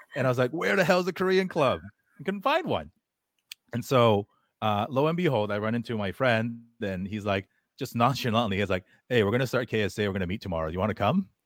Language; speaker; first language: English; early bilingual, other home language; Korean